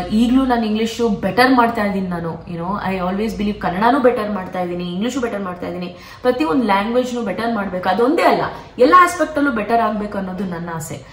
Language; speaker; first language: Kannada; non-native, local second language; Konkani